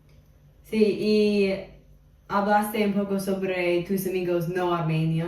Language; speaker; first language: Spanish; non-native, fluent; English